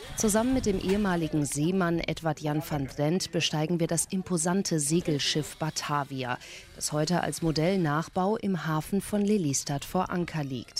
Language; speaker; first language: German; native; German